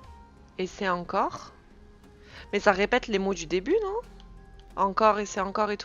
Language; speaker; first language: French; native; French